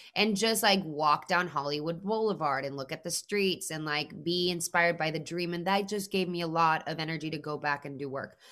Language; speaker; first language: English; non-native, fluent; Spanish